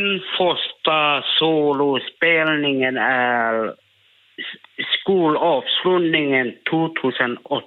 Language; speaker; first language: Swedish; non-native, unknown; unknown